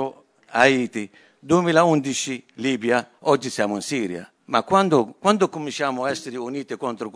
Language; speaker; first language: Italian; non-native, fluent; Arabic